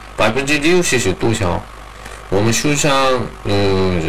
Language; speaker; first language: Chinese; non-native, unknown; Korean